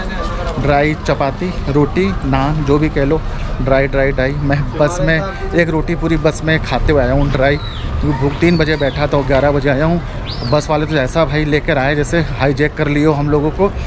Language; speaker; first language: Hindi; native; Hindi